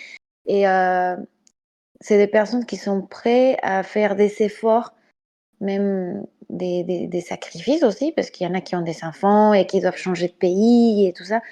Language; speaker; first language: French; non-native, fluent; Spanish